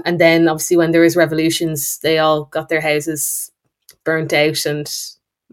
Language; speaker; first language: English; native; English